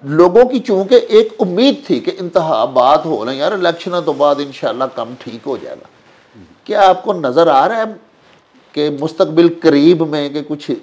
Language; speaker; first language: Urdu; non-native, local second language; Punjabi